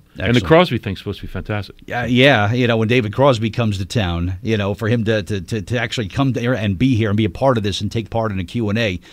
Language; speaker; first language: English; native; English